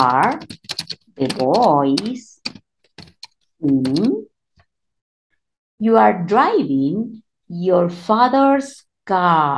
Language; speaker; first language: English; non-native, fluent; Spanish